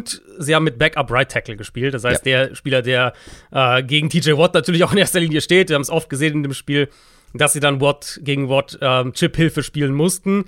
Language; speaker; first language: German; native; German